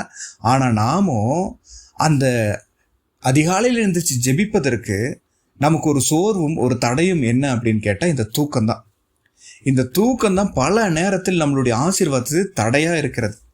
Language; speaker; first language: Tamil; native; Tamil